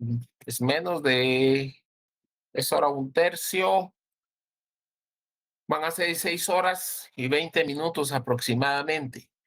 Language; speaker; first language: Spanish; native; Spanish